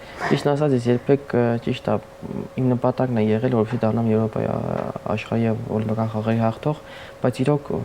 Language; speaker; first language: Armenian; non-native, local second language; Kurdish